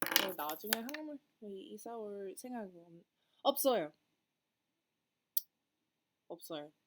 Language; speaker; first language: Korean; non-native, learner; English